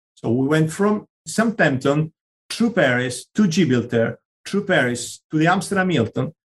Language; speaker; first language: English; non-native, fluent; Italian